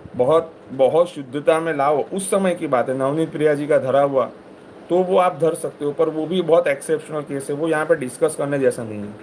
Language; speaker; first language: Hindi; non-native, local second language; Gujarati